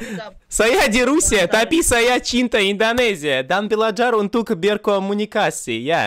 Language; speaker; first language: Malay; non-native, learner; Russian